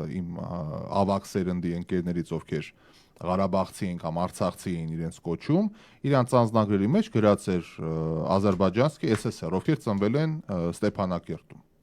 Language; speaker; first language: Armenian; early bilingual, heritage; Armenian